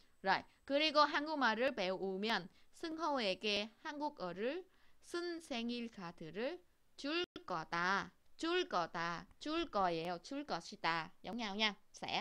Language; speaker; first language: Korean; non-native, fluent; Vietnamese